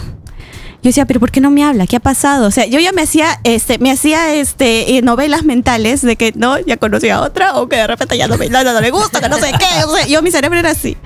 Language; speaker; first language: Spanish; native; Spanish